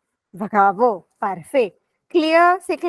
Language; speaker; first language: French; non-native, fluent; Hindi